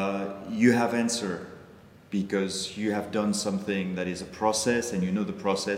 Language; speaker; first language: English; non-native, fluent; French